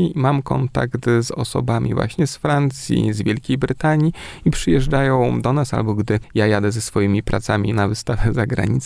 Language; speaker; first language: Polish; native; Polish